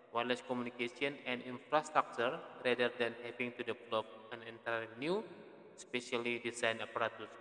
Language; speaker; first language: English; non-native, fluent; Indonesian